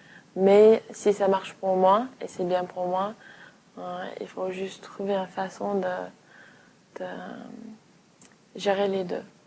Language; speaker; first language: French; non-native, fluent; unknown